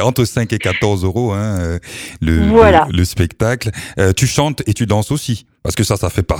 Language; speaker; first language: French; native; French